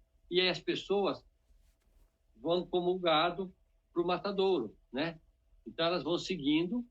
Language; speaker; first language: Portuguese; native; Portuguese